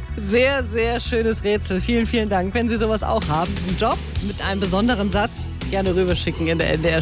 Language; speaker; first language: German; native; German